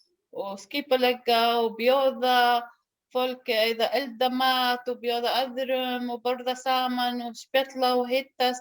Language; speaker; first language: Icelandic; non-native, learner; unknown